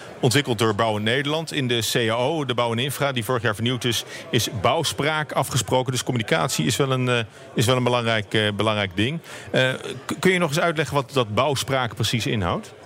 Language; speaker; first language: Dutch; native; Dutch